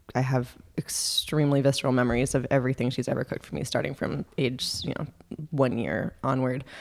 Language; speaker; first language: English; native; English